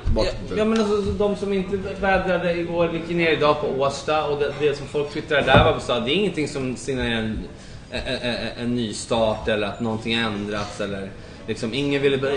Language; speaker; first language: Swedish; native; Swedish